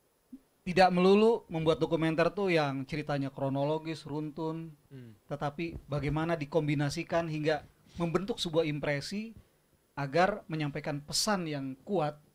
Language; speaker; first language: Indonesian; native; Indonesian